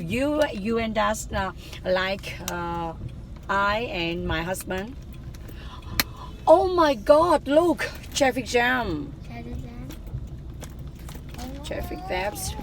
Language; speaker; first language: English; non-native, learner; Vietnamese